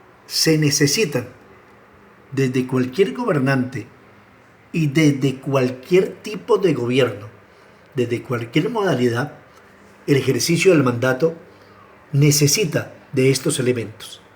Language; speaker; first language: Spanish; native; Spanish